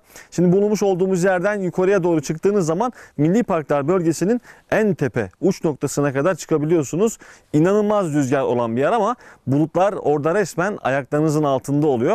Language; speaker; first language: Turkish; native; Turkish